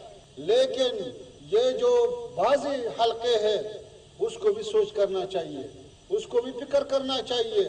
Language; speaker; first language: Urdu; non-native, fluent; Pashto